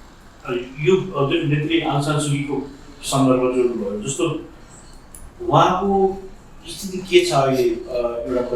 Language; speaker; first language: Nepali; native; Nepali